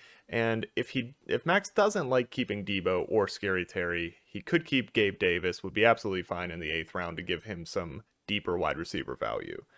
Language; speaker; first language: English; native; English